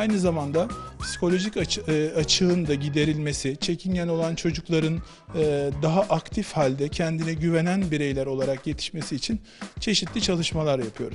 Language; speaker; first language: Turkish; native; Turkish